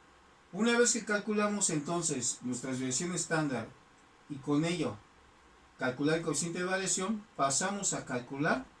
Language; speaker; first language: Spanish; native; Spanish